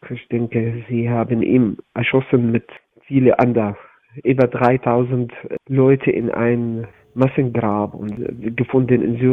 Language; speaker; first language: German; non-native, learner; Arabic